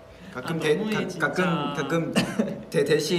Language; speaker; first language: Korean; non-native, fluent; Vietnamese